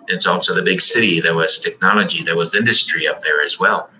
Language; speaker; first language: English; early bilingual, other home language; Spanish